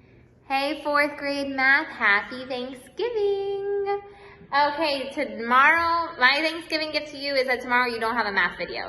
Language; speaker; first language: English; native; English